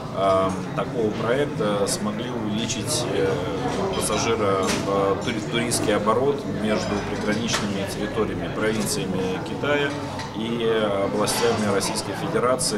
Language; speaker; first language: Russian; native; Russian